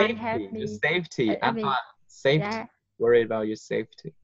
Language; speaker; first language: English; non-native, fluent; Vietnamese